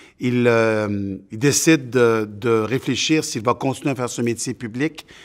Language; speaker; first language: French; native; French